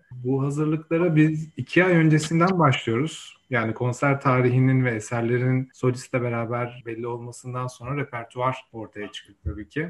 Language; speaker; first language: Turkish; native; Turkish